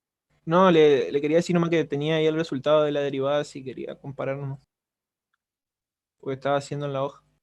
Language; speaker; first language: Spanish; native; Spanish